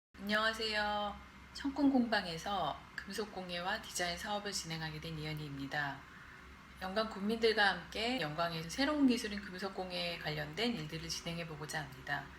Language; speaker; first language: Korean; native; Korean